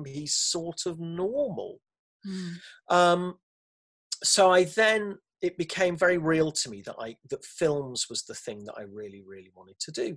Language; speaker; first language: English; native; English